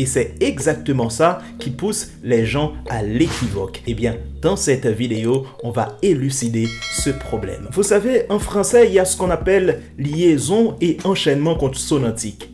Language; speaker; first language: French; non-native, local second language; Haitian Creole